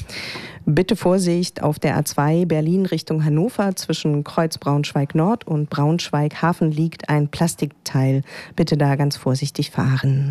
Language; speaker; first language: German; native; German